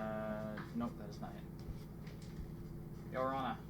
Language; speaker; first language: English; native; English